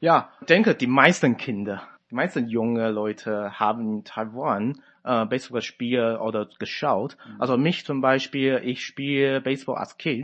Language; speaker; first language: German; non-native, fluent; Chinese